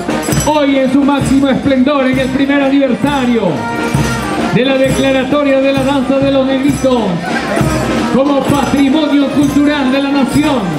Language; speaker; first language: Spanish; native; Spanish